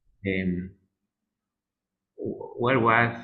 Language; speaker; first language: English; non-native, learner; Spanish